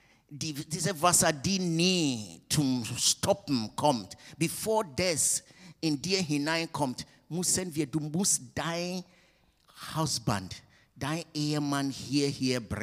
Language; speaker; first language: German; non-native, fluent; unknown